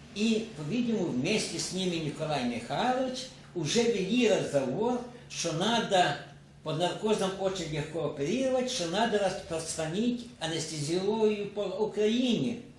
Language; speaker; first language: Russian; non-native, local second language; Ukrainian